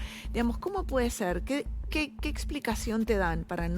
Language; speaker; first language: Spanish; native; Spanish